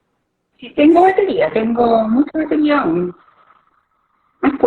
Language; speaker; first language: Spanish; native; Spanish